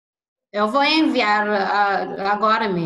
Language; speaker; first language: Spanish; non-native, learner; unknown